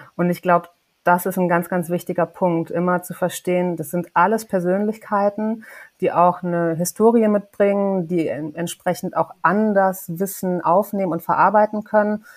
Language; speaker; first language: German; native; German